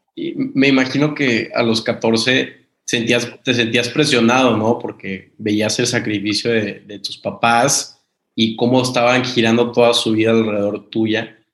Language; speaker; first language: Spanish; native; Spanish